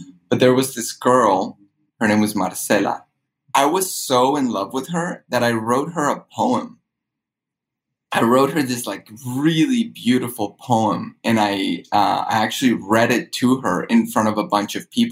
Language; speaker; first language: English; early bilingual, other home language; Spanish